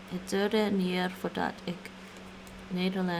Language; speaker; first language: Dutch; non-native, learner; English